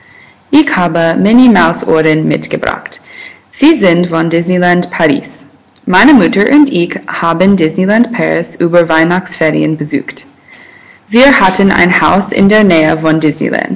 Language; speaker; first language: German; non-native, learner; English